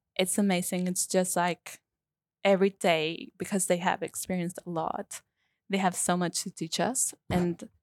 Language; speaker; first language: English; non-native, fluent; Spanish